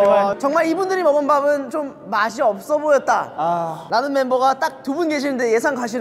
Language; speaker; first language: Korean; native; Korean